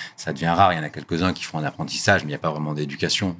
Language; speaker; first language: French; native; French